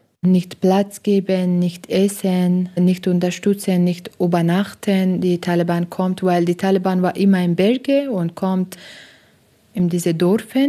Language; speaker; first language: German; non-native, learner; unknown